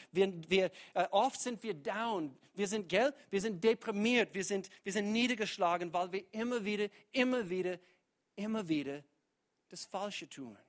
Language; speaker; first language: German; non-native, fluent; English